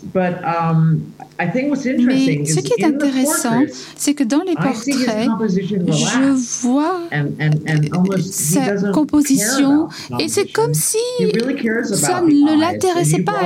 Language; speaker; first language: French; non-native, learner; English